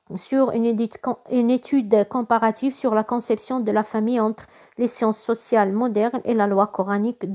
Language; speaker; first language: French; non-native, local second language; Arabic